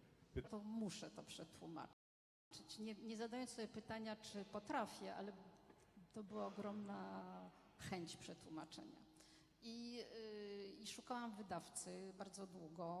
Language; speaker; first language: Polish; non-native, fluent; French